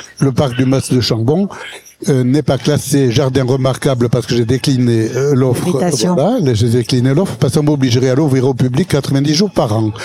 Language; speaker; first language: French; native; French